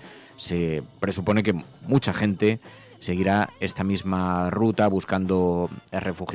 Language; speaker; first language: Spanish; native; Spanish